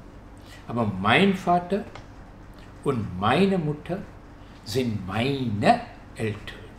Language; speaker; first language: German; non-native, fluent; Malayalam